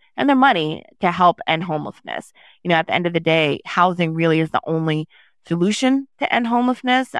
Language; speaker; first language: English; early bilingual, other home language; Haitian Creole